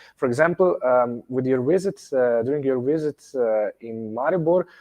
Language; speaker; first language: English; non-native, fluent; Slovenian